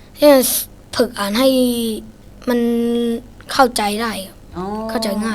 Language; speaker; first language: Thai; non-native, learner; Shan